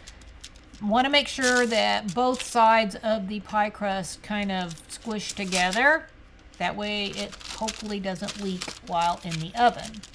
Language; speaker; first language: English; native; English